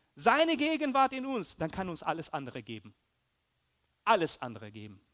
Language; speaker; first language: German; early bilingual, heritage; Spanish